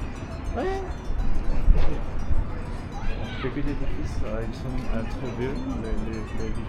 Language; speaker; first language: French; non-native, learner; Spanish